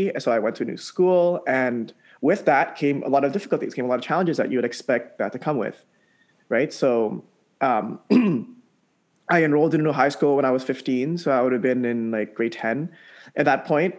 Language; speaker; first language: English; native; English